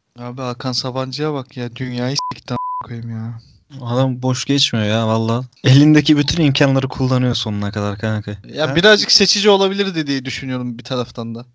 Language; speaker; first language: Turkish; native; Turkish